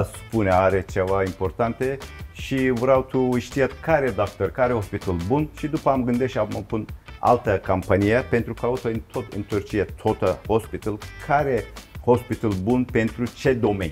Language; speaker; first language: Romanian; non-native, learner; Turkish